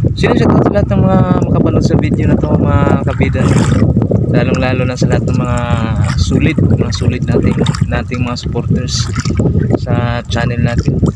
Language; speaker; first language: Filipino; non-native, local second language; Cebuano